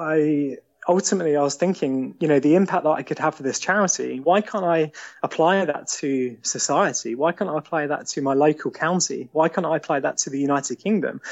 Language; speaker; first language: English; native; English